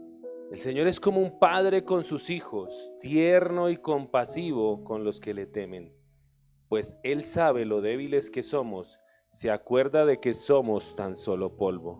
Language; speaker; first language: Spanish; native; Spanish